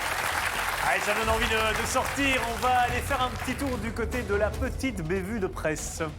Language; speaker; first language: French; native; French